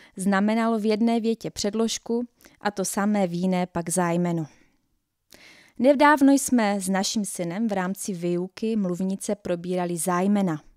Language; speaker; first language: Czech; native; Czech